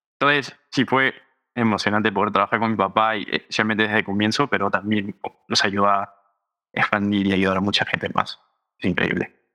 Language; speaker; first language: Spanish; early bilingual, heritage; Spanish